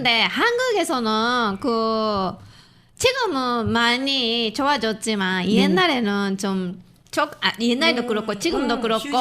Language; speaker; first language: Korean; non-native, fluent; Japanese